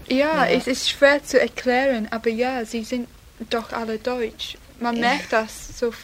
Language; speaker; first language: German; non-native, learner; English